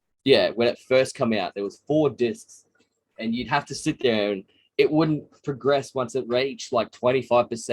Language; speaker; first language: English; native; English